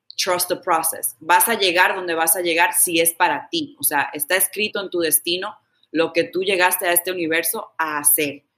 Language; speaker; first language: Spanish; early bilingual, heritage; Spanish